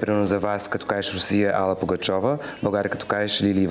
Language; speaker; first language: Bulgarian; native; Bulgarian